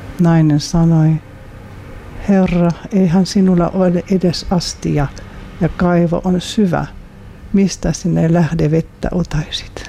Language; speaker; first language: Finnish; non-native, fluent; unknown